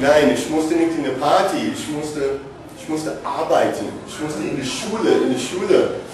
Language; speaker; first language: German; non-native, learner; English